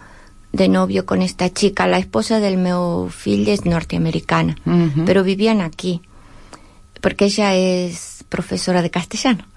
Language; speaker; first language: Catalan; non-native, learner; Spanish